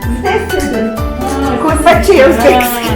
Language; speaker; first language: Russian; non-native, local second language; Uzbek